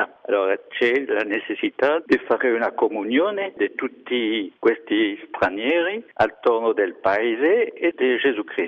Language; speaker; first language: Italian; non-native, learner; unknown